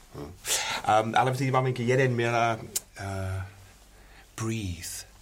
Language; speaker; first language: Czech; non-native, learner; English